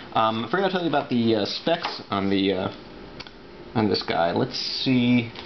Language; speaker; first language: English; native; English